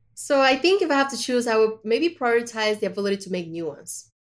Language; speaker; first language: English; non-native, fluent; Spanish